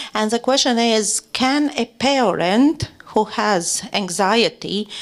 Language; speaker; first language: English; non-native, fluent; Latvian